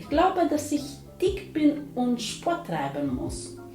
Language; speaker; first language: German; non-native, fluent; Ukrainian